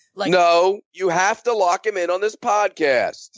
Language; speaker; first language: English; native; English